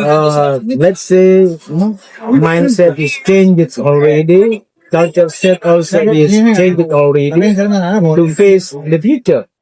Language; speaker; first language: English; non-native, fluent; Indonesian